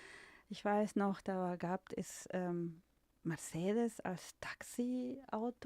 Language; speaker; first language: German; non-native, fluent; Spanish